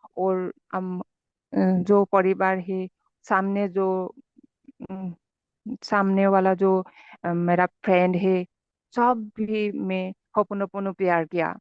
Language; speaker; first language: Hindi; non-native, local second language; Assamese